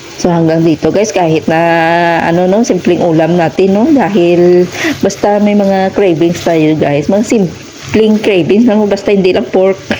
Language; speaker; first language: Filipino; non-native, local second language; Hiligaynon